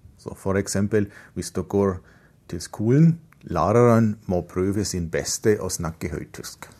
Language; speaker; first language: Norwegian; non-native, fluent; German